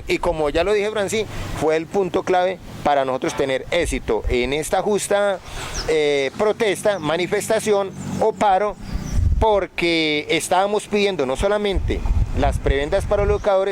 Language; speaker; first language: Spanish; native; Spanish